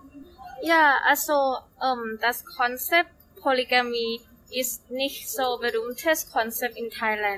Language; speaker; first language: German; non-native, learner; Thai